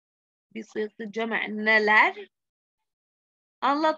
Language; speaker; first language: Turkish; non-native, fluent; Arabic